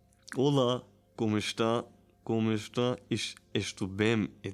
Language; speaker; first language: Portuguese; non-native, learner; German